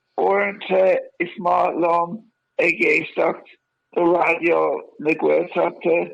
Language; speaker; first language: Irish; non-native, local second language; English